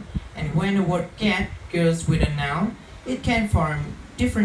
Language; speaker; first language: English; non-native, fluent; Vietnamese